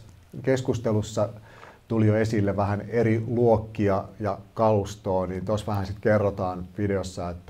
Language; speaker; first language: Finnish; native; Finnish